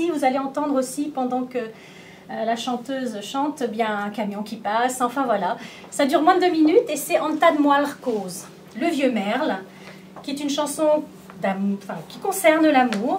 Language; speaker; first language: French; native; French